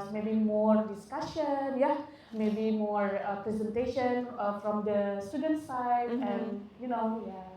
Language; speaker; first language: English; non-native, fluent; Indonesian